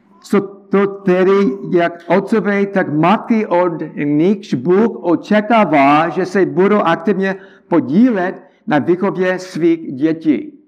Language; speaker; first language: Czech; non-native, learner; English